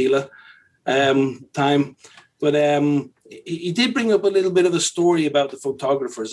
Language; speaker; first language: English; native; English